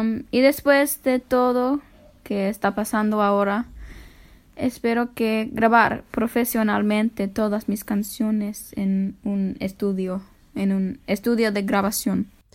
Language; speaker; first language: Spanish; non-native, fluent; English